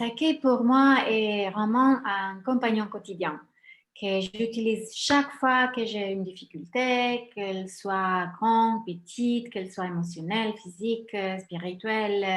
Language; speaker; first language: French; non-native, fluent; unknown